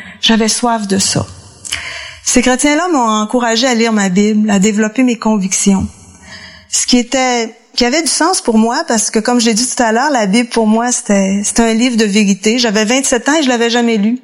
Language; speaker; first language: French; native; French